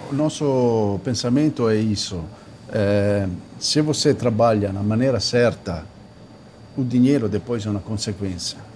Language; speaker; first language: Portuguese; non-native, fluent; Italian